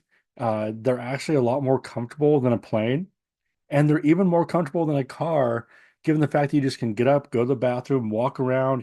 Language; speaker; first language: English; native; English